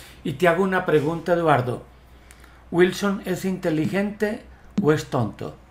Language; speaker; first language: Spanish; native; Spanish